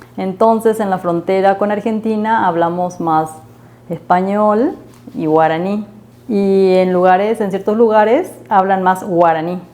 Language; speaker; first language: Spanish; native; Spanish